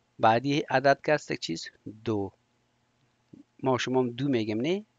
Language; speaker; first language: Persian; native; Persian